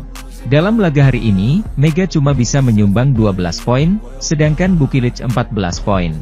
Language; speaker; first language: Indonesian; native; Indonesian